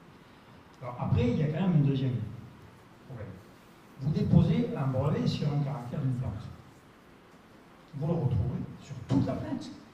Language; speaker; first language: French; native; French